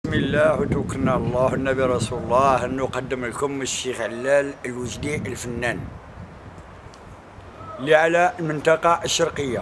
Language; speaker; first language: Arabic; native; Arabic